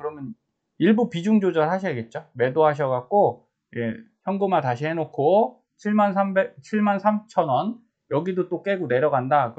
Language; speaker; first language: Korean; native; Korean